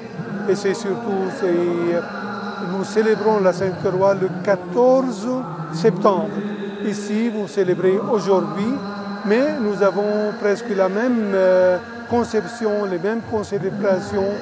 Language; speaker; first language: French; non-native, local second language; Arabic